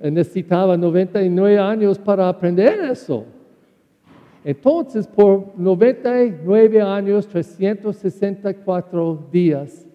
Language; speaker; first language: Spanish; non-native, learner; English